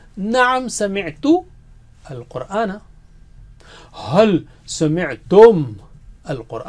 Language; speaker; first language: Arabic; non-native, fluent; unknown